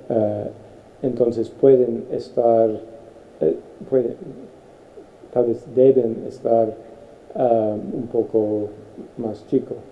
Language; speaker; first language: Spanish; non-native, fluent; English